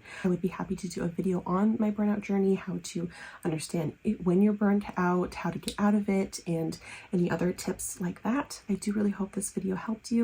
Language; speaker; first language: English; native; English